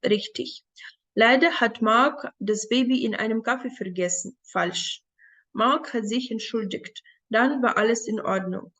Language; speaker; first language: German; non-native, fluent; Ukrainian